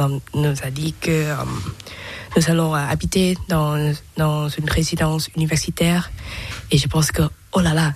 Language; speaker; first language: French; non-native, learner; Thai